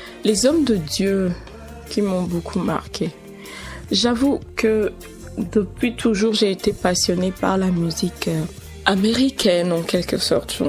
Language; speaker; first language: French; non-native, local second language; Ewe